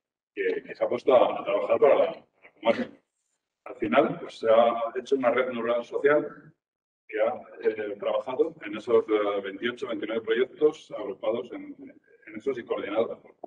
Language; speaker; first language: Spanish; native; Spanish